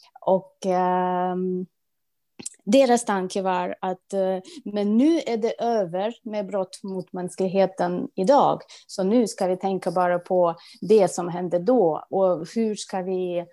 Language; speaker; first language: Swedish; non-native, fluent; Russian